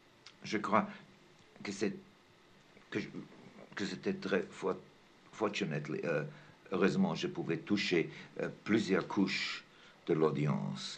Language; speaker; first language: French; non-native, fluent; German